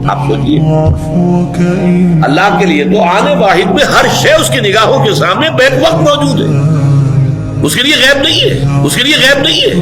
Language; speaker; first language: Urdu; native; Urdu